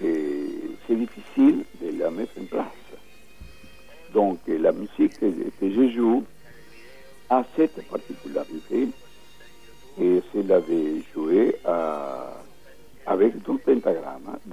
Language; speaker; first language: French; non-native, fluent; Spanish